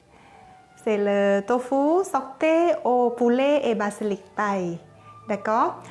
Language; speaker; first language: French; non-native, learner; Thai